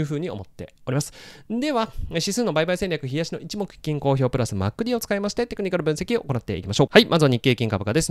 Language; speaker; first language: Japanese; native; Japanese